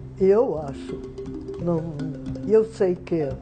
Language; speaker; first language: Portuguese; non-native, fluent; Hungarian